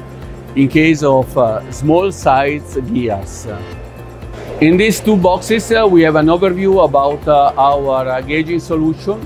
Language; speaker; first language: English; non-native, fluent; Italian